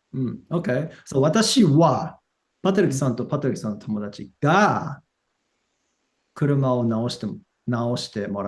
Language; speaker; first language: Japanese; non-native, fluent; English